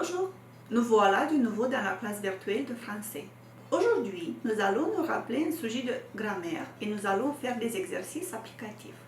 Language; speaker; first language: French; non-native, fluent; Romanian